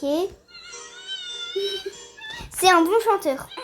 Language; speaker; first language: French; native; French